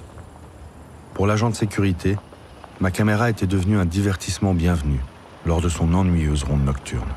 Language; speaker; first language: French; early bilingual, other home language; Arabic